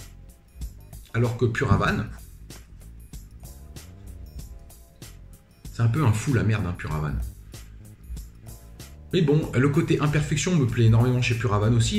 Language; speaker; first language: French; native; French